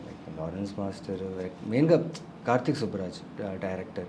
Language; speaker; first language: Telugu; non-native, local second language; Tamil